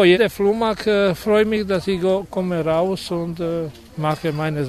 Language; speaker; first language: German; non-native, fluent; Croatian